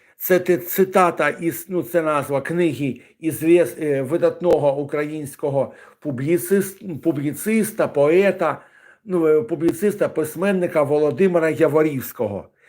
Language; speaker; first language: Ukrainian; non-native, local second language; Russian